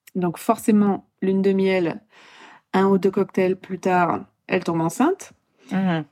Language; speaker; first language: French; non-native, fluent; Polish